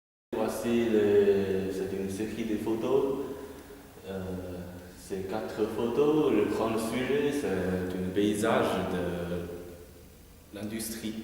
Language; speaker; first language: French; non-native, learner; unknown